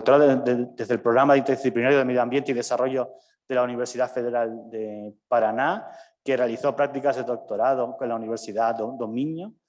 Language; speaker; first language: Spanish; native; Spanish